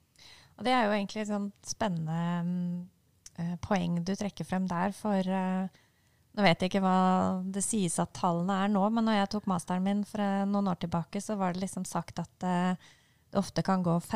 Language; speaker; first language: Norwegian; native; Norwegian